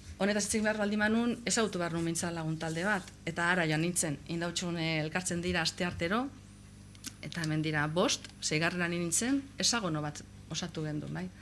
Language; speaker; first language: Basque; native; Basque